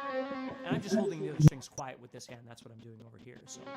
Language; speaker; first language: English; native; English